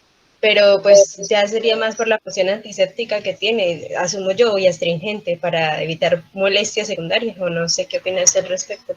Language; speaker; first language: Spanish; native; Spanish